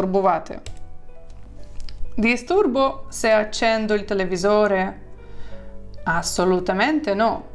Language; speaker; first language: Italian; non-native, fluent; Ukrainian